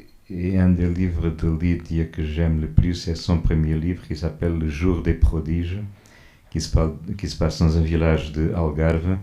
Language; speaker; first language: French; non-native, fluent; Portuguese